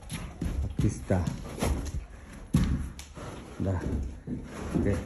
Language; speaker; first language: Spanish; native; Spanish